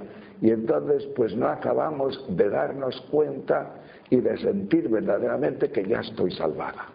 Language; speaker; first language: Spanish; native; Spanish